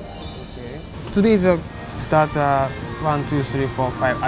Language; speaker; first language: English; non-native, learner; Japanese